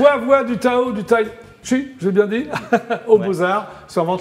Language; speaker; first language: French; native; French